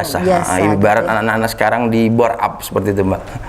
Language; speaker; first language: Indonesian; native; Indonesian